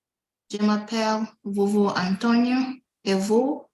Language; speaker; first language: French; non-native, learner; Portuguese